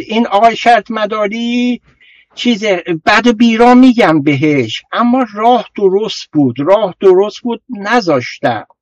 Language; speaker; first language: Persian; non-native, local second language; Azerbaijani